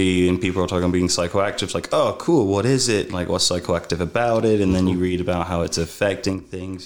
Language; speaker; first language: English; native; English